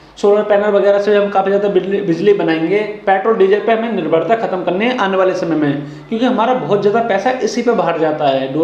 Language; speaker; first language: Hindi; native; Hindi